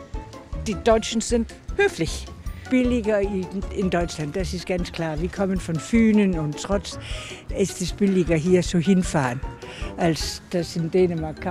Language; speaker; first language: German; non-native, learner; Danish